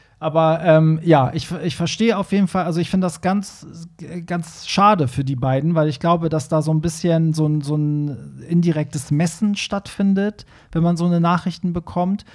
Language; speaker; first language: German; early bilingual, other home language; Persian